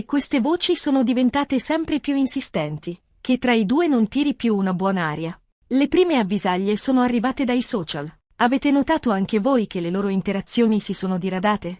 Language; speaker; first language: Italian; native; Italian